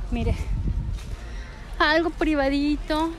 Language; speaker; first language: Spanish; native; Spanish